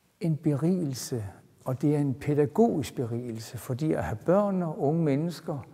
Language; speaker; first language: Danish; native; Danish